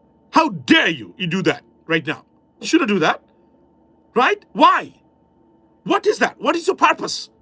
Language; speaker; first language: English; non-native, local second language; Bangla